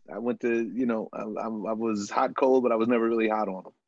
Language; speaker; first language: English; native; English